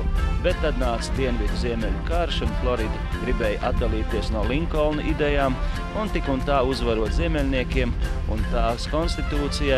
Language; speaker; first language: Latvian; native; Latvian